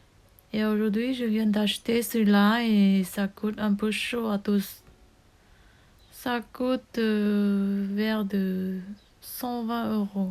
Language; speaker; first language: French; non-native, learner; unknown